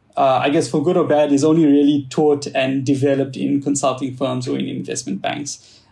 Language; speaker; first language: English; native; English